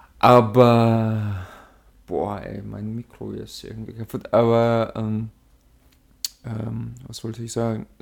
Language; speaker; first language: German; early bilingual, other home language; Russian